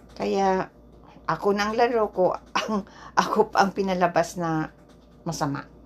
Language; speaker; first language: Filipino; non-native, local second language; Bikol